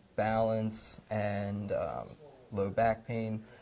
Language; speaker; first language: English; native; English